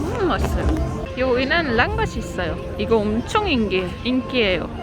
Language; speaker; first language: Korean; early bilingual, heritage; German